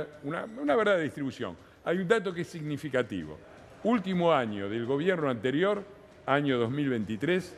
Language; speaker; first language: Spanish; native; Spanish